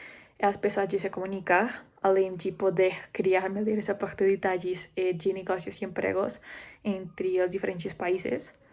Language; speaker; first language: Portuguese; non-native, fluent; Spanish